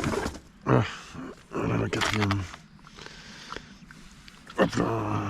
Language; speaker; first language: French; native; French